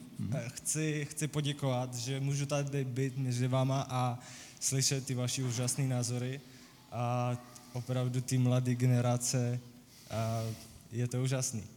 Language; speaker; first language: Czech; non-native, fluent; Ukrainian